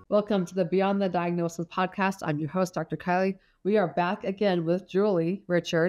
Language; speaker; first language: English; native; English